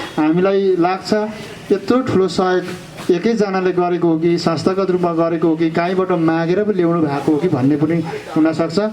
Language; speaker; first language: Nepali; native; Nepali